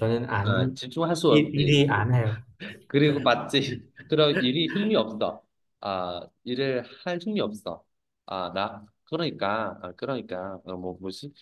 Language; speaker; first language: Korean; non-native, fluent; Vietnamese